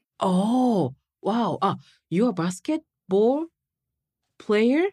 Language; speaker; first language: English; non-native, learner; Japanese